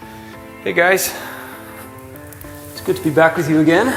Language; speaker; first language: English; native; English